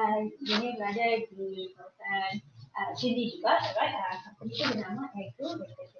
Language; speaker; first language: Malay; native; Malay